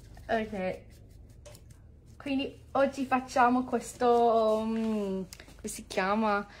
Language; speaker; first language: Italian; non-native, learner; English